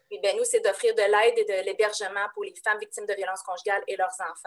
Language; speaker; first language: French; native; French